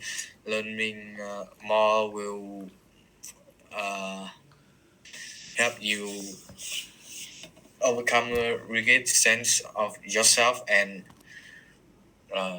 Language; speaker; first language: English; non-native, learner; Vietnamese